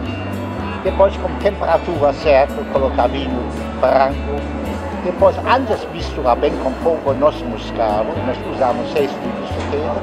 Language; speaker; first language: Portuguese; non-native, learner; German